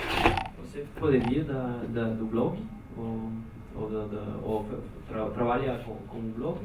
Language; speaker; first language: Portuguese; non-native, learner; Spanish